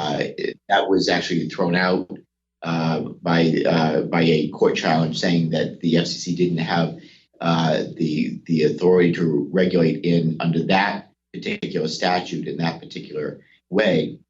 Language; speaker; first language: English; native; English